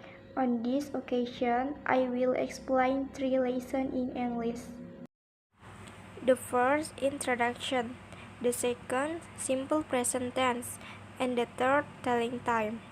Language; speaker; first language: English; non-native, learner; Indonesian